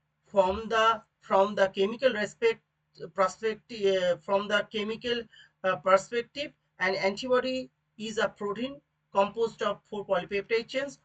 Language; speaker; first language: English; non-native, local second language; Bangla